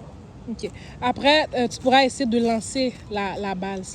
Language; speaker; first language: French; native; French